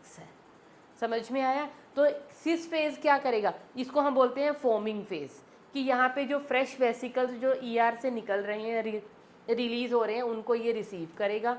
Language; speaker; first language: Hindi; native; Hindi